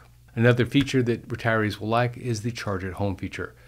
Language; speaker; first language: English; native; English